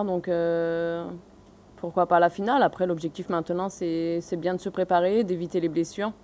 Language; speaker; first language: French; native; French